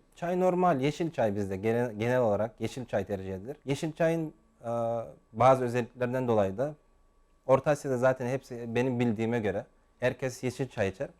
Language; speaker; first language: Turkish; non-native, fluent; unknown